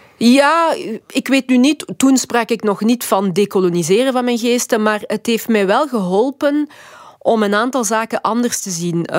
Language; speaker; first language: Dutch; early bilingual, other home language; Lingala